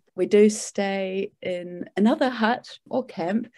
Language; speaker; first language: English; native; English